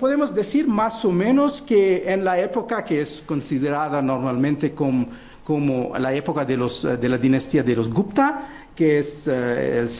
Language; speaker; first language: Spanish; non-native, fluent; Portuguese